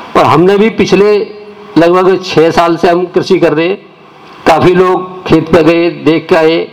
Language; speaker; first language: Hindi; native; Hindi